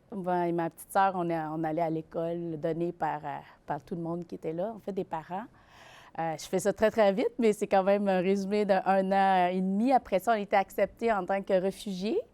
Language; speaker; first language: French; early bilingual, other home language; Vietnamese